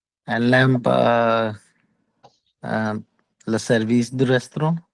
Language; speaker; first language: French; non-native, learner; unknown